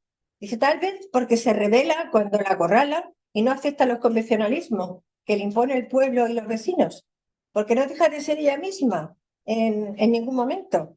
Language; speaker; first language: Spanish; native; Spanish